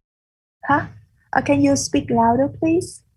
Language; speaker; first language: English; non-native, fluent; Vietnamese